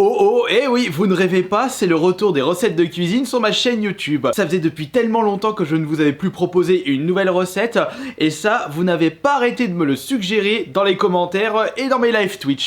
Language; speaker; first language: French; native; French